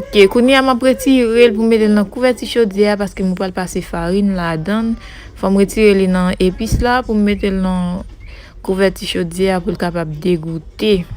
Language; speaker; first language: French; non-native, local second language; Haitian Creole